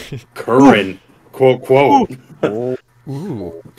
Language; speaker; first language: English; native; English